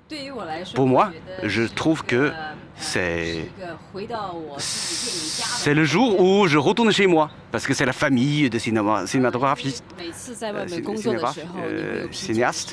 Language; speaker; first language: French; non-native, fluent; Chinese